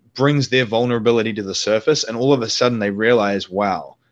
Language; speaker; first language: English; native; English